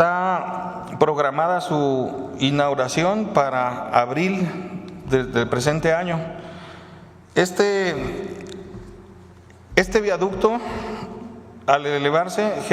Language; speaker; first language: Spanish; native; Spanish